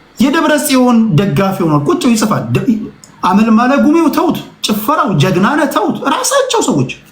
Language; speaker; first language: Amharic; native; Amharic